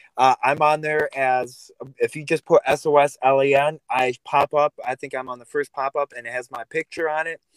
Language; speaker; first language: English; early bilingual, other home language; Russian